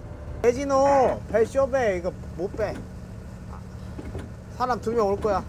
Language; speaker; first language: Korean; non-native, local second language; Chinese